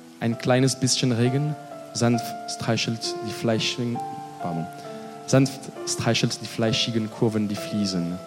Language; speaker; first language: German; non-native, learner; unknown